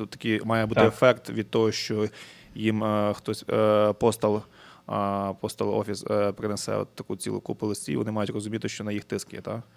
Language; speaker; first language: Ukrainian; native; Ukrainian